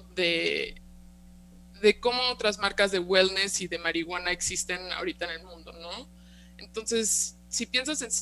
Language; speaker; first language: Spanish; native; Spanish